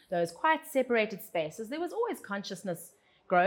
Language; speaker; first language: English; native; English